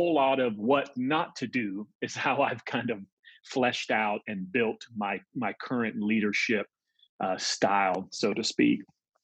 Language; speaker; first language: English; native; English